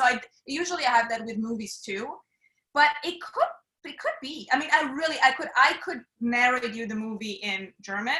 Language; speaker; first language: English; non-native, fluent; German